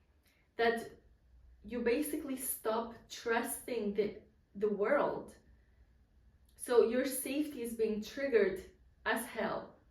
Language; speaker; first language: English; non-native, fluent; Polish